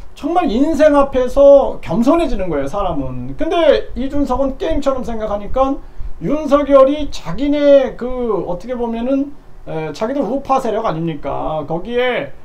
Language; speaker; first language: Korean; native; Korean